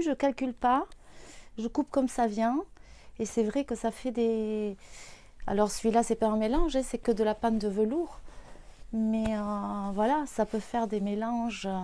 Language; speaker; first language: French; native; French